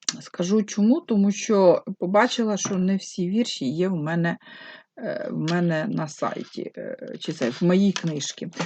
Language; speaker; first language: Ukrainian; non-native, local second language; Russian